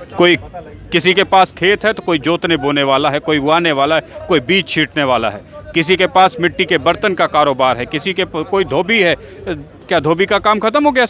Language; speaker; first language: Hindi; native; Hindi